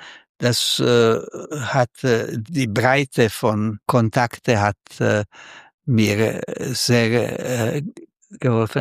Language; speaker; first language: German; non-native, fluent; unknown